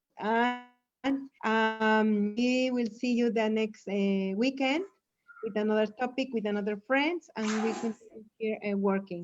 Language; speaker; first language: English; non-native, learner; Spanish